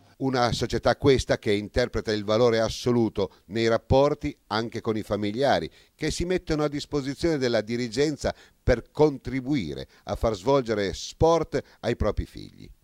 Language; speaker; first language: Italian; native; Italian